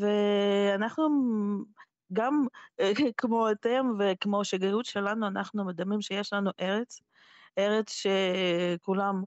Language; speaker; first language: Hebrew; non-native, fluent; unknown